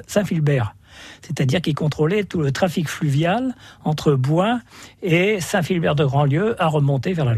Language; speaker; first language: French; native; French